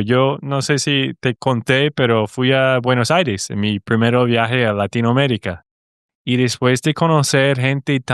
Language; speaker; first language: Spanish; non-native, fluent; English